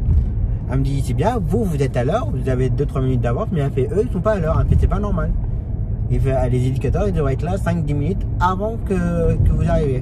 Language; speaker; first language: French; native; French